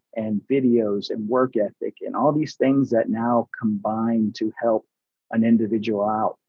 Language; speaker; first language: English; early bilingual, other home language; Spanish